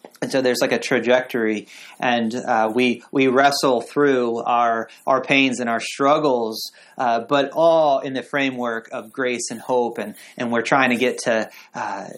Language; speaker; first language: English; native; English